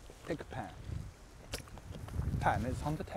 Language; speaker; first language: English; non-native, fluent; Italian